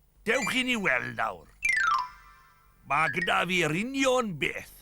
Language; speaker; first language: Welsh; native; Welsh